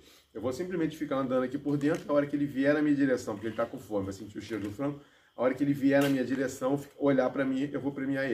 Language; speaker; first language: Portuguese; native; Portuguese